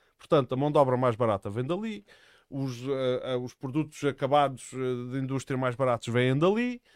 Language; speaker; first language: Portuguese; native; Portuguese